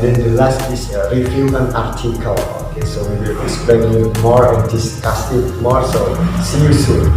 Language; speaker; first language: English; non-native, learner; Indonesian